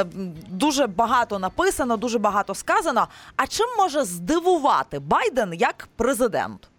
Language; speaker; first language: Ukrainian; native; Ukrainian